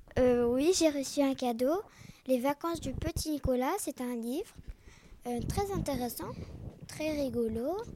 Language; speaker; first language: French; non-native, learner; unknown